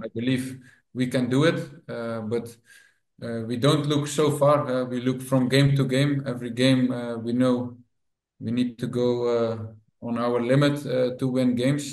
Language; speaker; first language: English; non-native, fluent; Dutch